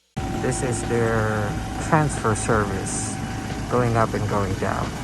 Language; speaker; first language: English; non-native, local second language; Filipino